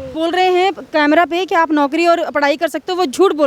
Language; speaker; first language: Hindi; native; Hindi